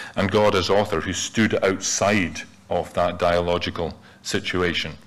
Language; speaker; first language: English; native; English